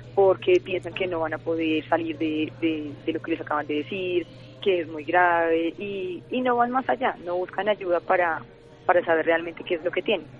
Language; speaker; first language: Spanish; native; Spanish